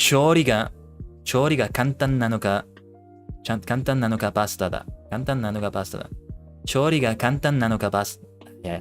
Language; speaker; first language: Japanese; non-native, learner; English